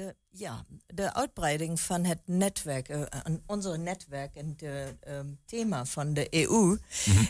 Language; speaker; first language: Dutch; non-native, learner; German